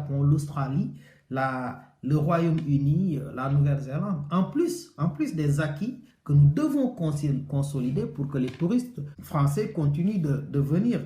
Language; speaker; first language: French; non-native, local second language; Wolof